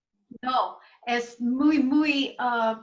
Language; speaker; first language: Spanish; non-native, learner; English